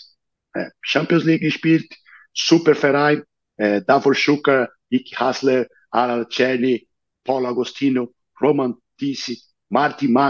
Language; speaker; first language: German; non-native, learner; Portuguese